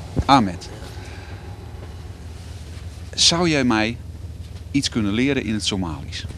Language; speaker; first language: Dutch; native; Dutch